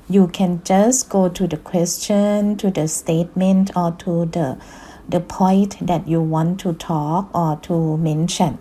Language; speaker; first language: English; non-native, fluent; Thai